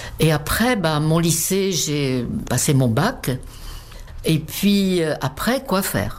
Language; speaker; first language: French; non-native, fluent; Czech